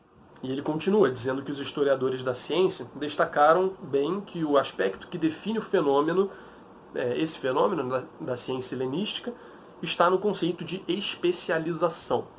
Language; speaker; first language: Portuguese; native; Portuguese